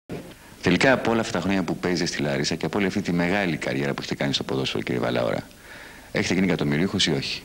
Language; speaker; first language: Greek; native; Greek